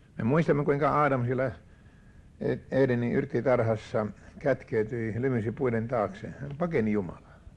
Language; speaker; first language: Finnish; native; Finnish